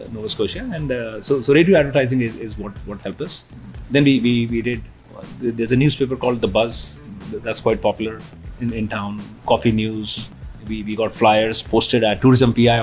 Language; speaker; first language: English; non-native, local second language; Hindi